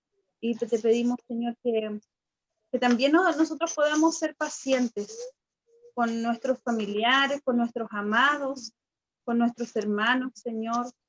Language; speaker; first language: Spanish; native; Spanish